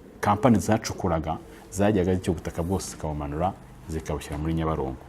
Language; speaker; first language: Kinyarwanda; native; Kinyarwanda